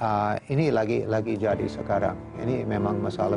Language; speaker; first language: Indonesian; non-native, fluent; English